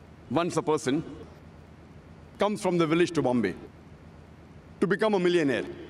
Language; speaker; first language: English; non-native, local second language; Konkani